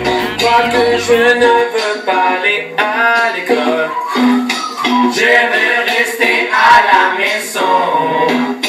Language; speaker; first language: French; non-native, learner; Spanish